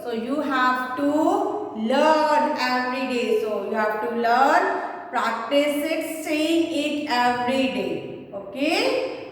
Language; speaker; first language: English; non-native, local second language; Hindi